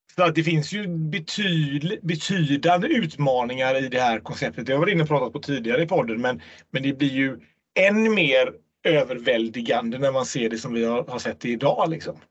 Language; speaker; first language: Swedish; native; Swedish